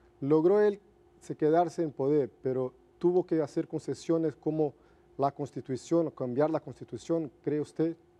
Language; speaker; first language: Spanish; non-native, fluent; Portuguese